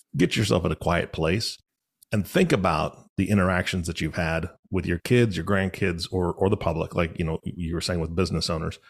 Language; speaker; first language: English; native; English